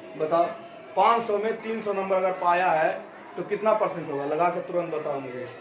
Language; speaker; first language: Hindi; native; Hindi